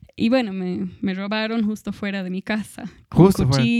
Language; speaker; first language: Spanish; non-native, fluent; English